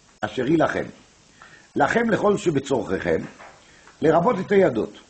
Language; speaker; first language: Hebrew; non-native, fluent; French